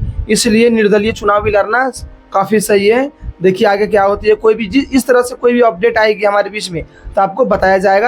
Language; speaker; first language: Hindi; native; Hindi